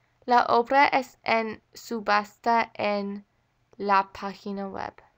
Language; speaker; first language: Spanish; non-native, learner; English